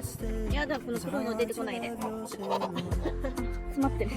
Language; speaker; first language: Japanese; native; Japanese